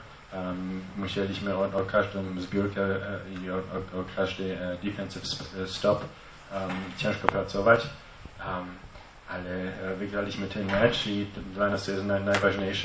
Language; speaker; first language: Polish; non-native, fluent; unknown